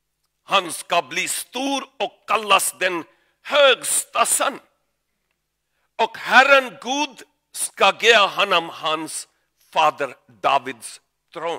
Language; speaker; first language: Swedish; non-native, learner; Urdu